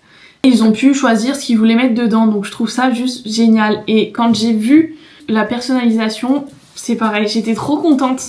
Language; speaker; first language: French; native; French